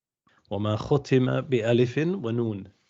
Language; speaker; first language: Arabic; non-native, fluent; English